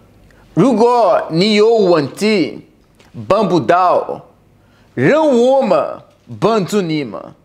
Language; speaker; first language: Chinese; non-native, learner; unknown